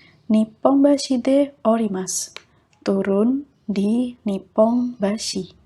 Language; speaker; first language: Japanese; non-native, fluent; Indonesian